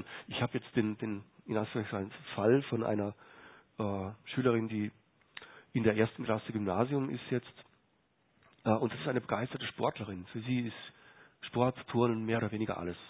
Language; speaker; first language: German; native; German